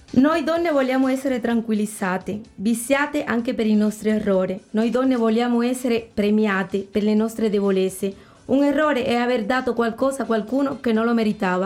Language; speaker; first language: Italian; non-native, fluent; Spanish